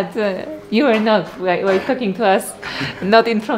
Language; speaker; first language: English; non-native, fluent; Polish